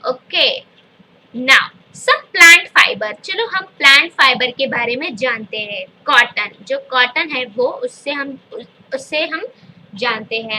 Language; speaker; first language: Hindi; native; Hindi